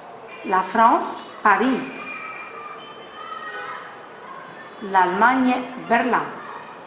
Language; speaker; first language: French; non-native, fluent; Arabic